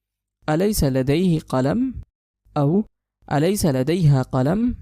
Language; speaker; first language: Arabic; non-native, fluent; Urdu